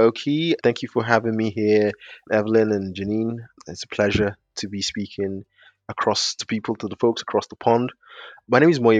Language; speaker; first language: English; native; English